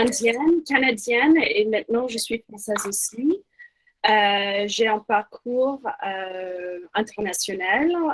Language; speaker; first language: French; non-native, fluent; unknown